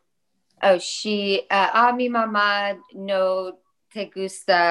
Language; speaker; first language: Spanish; non-native, learner; English